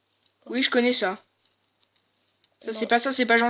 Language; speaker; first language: French; native; French